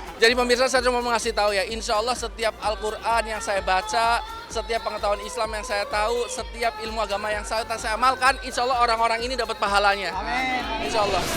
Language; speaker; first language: Indonesian; native; Indonesian